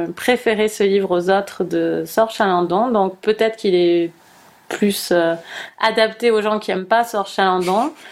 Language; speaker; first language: French; native; French